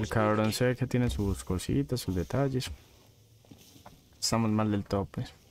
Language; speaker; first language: Spanish; native; Spanish